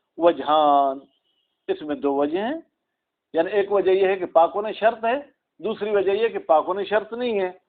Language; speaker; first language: Urdu; non-native, local second language; Sindhi